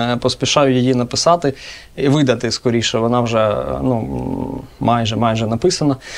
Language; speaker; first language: Ukrainian; non-native, local second language; Russian